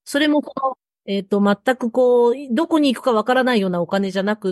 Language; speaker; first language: Japanese; native; Japanese